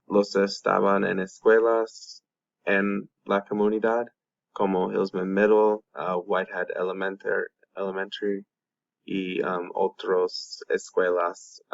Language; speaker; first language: Spanish; non-native, learner; English